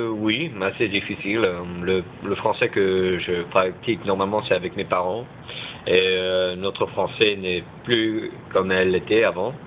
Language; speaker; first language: French; early bilingual, heritage; French